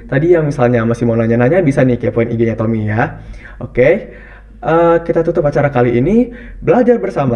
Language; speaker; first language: Indonesian; native; Indonesian